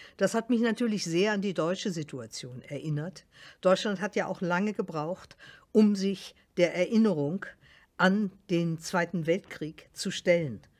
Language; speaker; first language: German; native; German